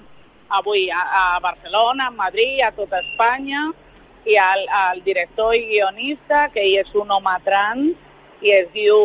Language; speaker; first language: Catalan; non-native, local second language; Spanish